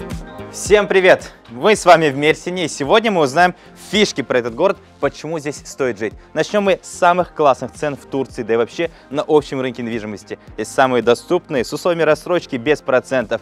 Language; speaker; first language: Russian; native; Russian